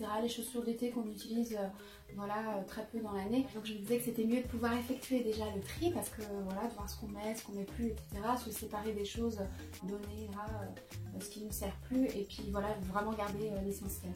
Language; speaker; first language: French; native; French